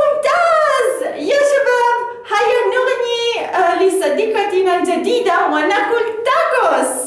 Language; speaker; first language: Arabic; non-native, learner; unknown